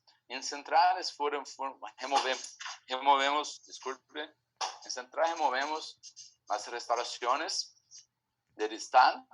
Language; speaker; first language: Spanish; non-native, fluent; Portuguese